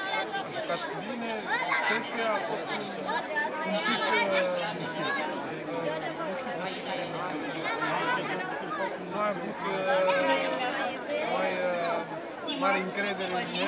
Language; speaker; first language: Romanian; non-native, learner; Portuguese